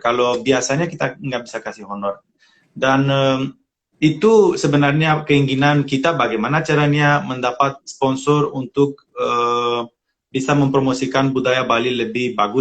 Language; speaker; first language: Indonesian; non-native, fluent; Romanian